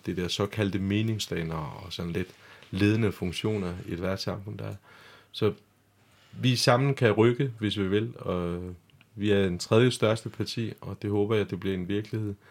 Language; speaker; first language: Danish; non-native, fluent; Turkish